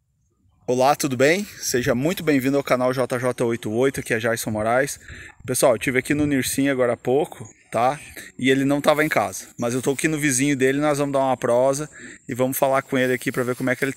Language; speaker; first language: Portuguese; native; Portuguese